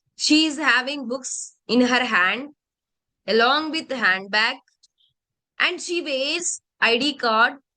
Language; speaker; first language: English; non-native, local second language; Telugu